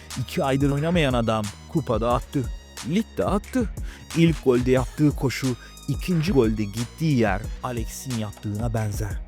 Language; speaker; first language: Turkish; native; Turkish